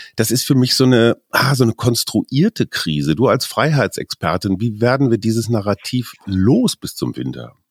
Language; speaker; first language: German; native; German